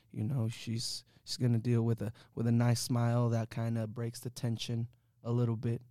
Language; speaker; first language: English; early bilingual, other home language; Spanish